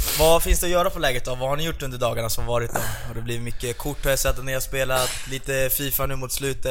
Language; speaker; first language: Swedish; native; Swedish